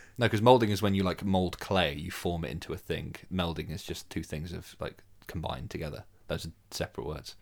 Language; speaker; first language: English; native; English